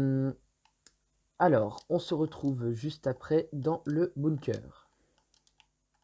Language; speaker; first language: French; native; French